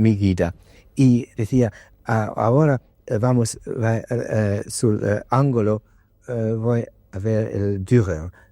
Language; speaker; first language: Spanish; non-native, learner; English